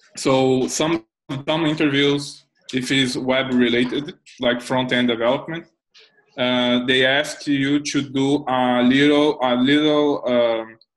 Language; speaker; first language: English; non-native, learner; Portuguese